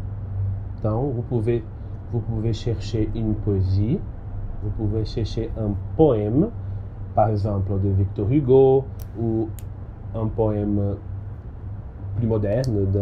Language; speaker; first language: French; non-native, learner; Portuguese